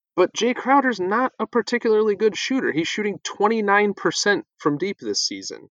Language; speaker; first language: English; native; English